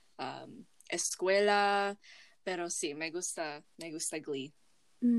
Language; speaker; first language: Spanish; non-native, learner; English